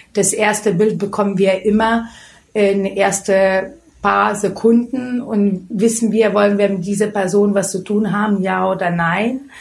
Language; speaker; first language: German; non-native, fluent; Lithuanian